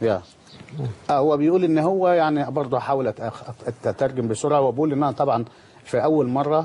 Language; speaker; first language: Arabic; native; Arabic